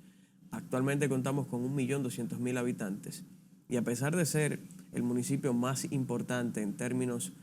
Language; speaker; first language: Spanish; native; Spanish